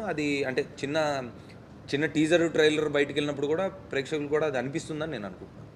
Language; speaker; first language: Telugu; native; Telugu